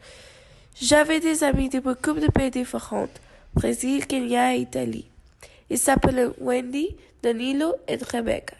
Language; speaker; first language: French; non-native, learner; Spanish